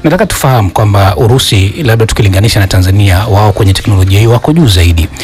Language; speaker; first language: Swahili; native; Swahili